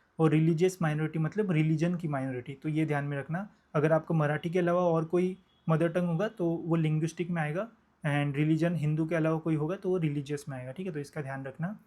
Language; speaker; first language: Hindi; non-native, local second language; Marathi